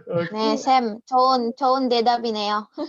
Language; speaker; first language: Korean; non-native, learner; Indonesian